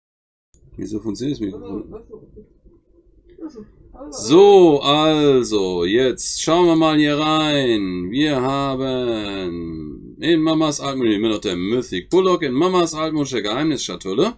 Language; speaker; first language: German; native; German